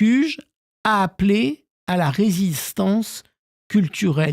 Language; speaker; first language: French; native; French